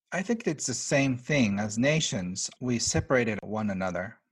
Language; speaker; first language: English; non-native, fluent; Japanese